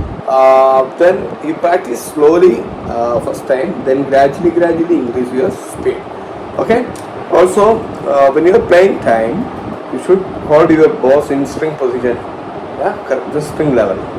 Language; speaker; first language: English; non-native, local second language; Malayalam